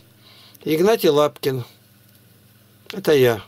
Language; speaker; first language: Russian; native; Russian